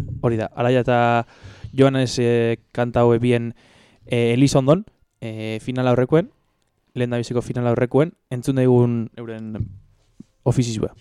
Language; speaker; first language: Basque; native; Basque